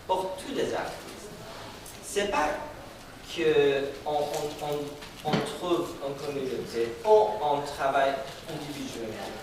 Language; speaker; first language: French; non-native, fluent; Persian